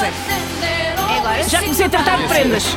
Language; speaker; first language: Portuguese; native; Portuguese